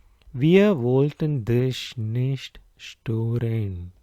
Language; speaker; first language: German; non-native, fluent; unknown